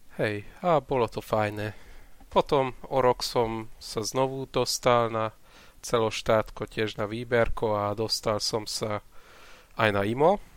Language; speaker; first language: Slovak; non-native, local second language; Hungarian